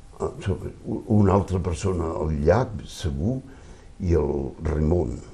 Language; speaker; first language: Catalan; early bilingual, heritage; Catalan